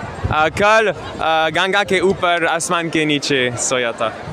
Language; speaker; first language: Hindi; non-native, learner; German